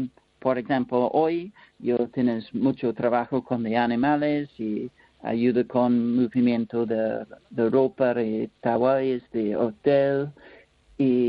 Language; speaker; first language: Spanish; non-native, learner; English